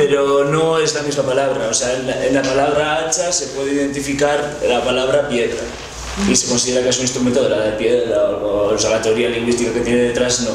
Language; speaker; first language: Spanish; non-native, local second language; Basque